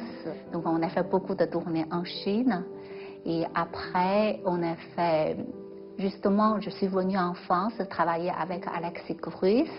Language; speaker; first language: French; non-native, fluent; Chinese